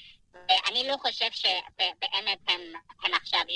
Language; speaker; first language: Hebrew; non-native, fluent; Persian